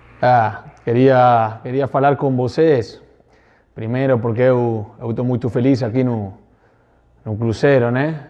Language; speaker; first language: Portuguese; non-native, learner; Spanish